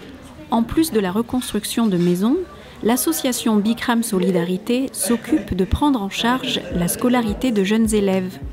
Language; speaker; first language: French; native; French